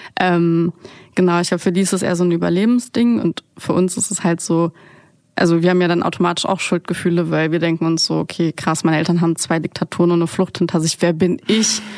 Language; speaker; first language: German; early bilingual, other home language; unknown